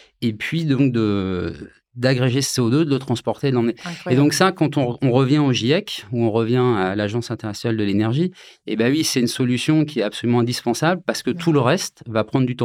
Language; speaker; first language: French; native; French